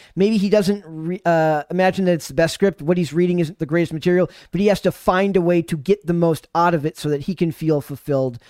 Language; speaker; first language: English; native; English